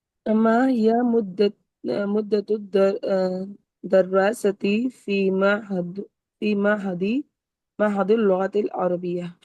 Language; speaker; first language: Arabic; non-native, learner; Urdu